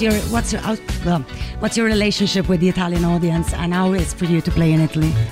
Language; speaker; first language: English; non-native, fluent; Italian